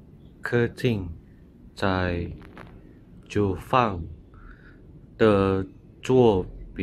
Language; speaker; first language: Chinese; non-native, learner; Indonesian